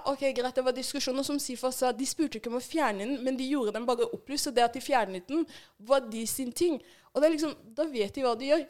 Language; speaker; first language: Norwegian; early bilingual, other home language; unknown